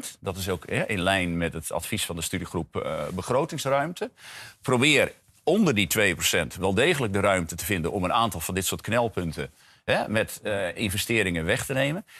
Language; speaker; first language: Dutch; native; Dutch